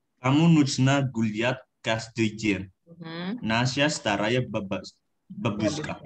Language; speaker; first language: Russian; non-native, learner; Indonesian